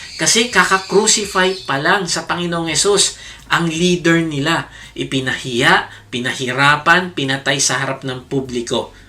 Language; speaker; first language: Filipino; native; Filipino